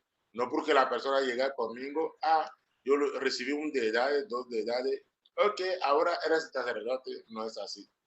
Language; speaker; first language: Spanish; non-native, learner; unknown